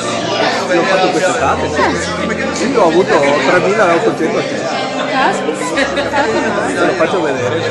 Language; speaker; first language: Italian; native; Italian